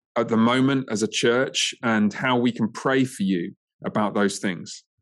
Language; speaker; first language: English; native; English